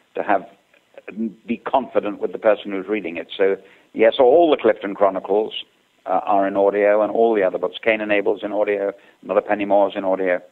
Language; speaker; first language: English; native; English